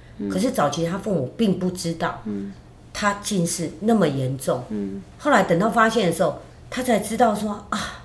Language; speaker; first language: Chinese; native; Chinese